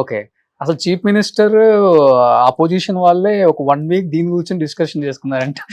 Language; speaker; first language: Telugu; native; Telugu